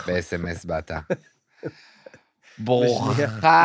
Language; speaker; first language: Hebrew; native; Hebrew